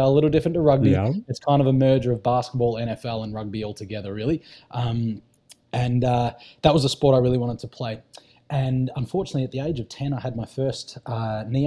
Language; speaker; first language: English; native; English